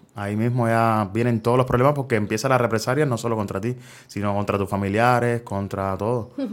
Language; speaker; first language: Spanish; native; Spanish